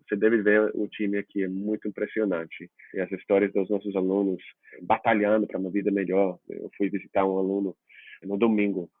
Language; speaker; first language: Portuguese; non-native, fluent; English